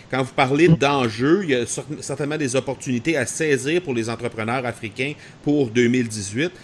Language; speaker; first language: French; native; French